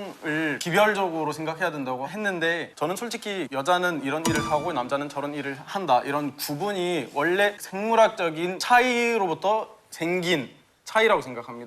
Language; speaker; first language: Korean; non-native, fluent; Arabic